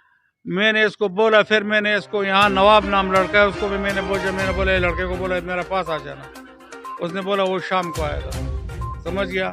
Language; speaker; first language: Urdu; non-native, local second language; Pashto